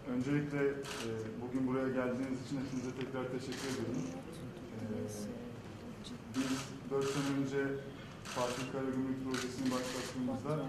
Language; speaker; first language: Turkish; native; Turkish